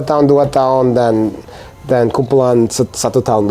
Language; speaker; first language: Indonesian; non-native, fluent; English